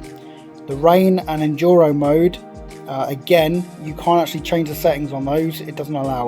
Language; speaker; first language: English; native; English